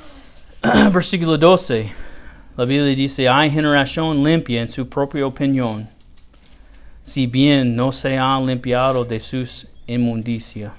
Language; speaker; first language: Spanish; non-native, learner; English